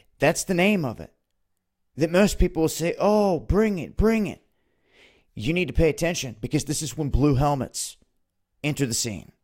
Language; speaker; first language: English; native; English